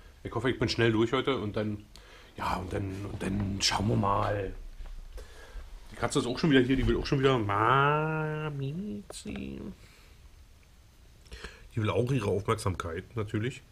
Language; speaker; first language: German; native; German